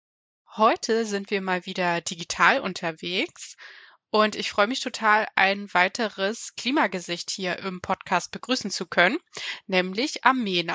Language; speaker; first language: German; native; German